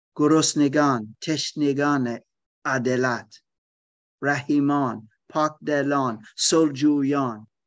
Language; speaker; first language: Persian; non-native, learner; German